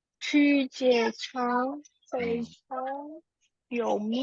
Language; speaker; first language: Chinese; non-native, learner; Spanish